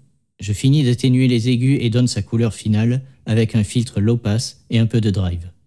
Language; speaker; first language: French; native; French